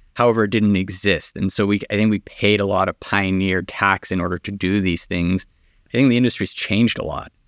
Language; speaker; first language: English; native; English